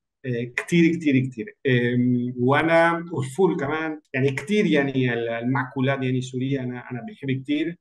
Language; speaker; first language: Arabic; non-native, learner; Spanish